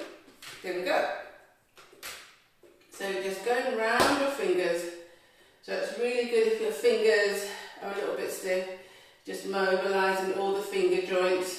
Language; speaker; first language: English; native; English